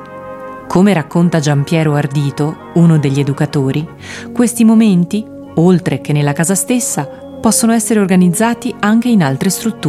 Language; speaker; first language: Italian; native; Italian